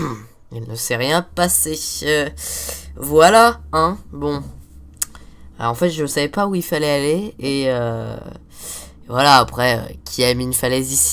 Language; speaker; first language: French; native; French